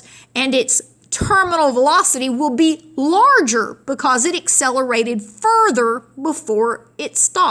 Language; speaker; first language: English; native; English